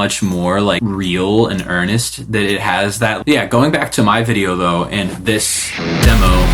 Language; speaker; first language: English; native; English